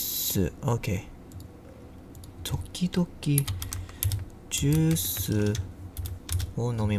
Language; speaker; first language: Japanese; non-native, learner; English